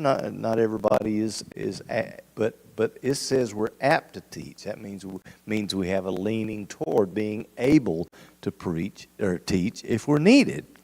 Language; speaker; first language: English; native; English